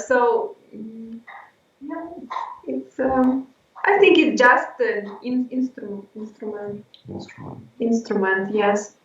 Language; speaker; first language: English; non-native, learner; Ukrainian